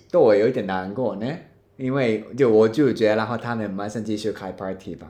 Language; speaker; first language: Chinese; non-native, fluent; Japanese